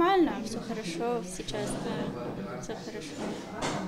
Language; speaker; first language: Russian; non-native, learner; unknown